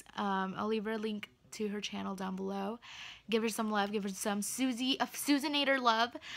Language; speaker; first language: English; native; English